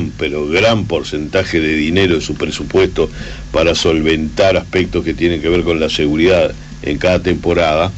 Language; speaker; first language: Spanish; native; Spanish